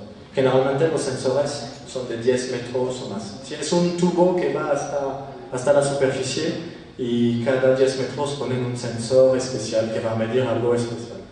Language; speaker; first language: Spanish; non-native, fluent; French